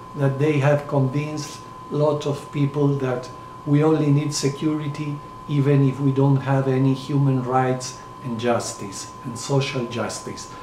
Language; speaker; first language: English; non-native, fluent; Spanish